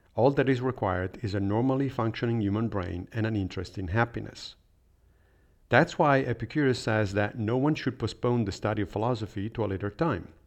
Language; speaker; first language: English; non-native, fluent; Italian